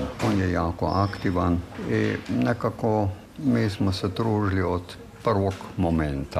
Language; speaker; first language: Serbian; non-native, fluent; German